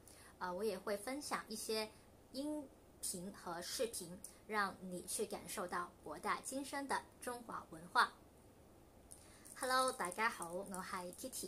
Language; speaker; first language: Chinese; non-native, local second language; Cantonese